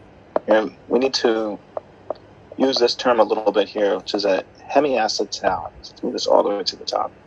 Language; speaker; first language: English; native; English